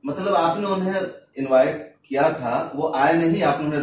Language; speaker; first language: Hindi; native; Hindi